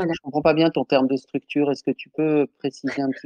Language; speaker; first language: French; native; French